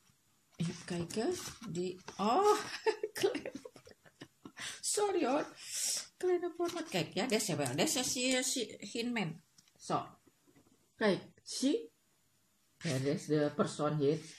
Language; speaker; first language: Dutch; non-native, learner; Indonesian